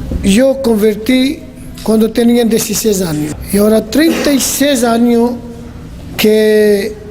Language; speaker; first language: Spanish; non-native, learner; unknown